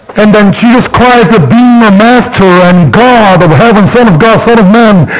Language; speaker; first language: English; non-native, fluent; Korean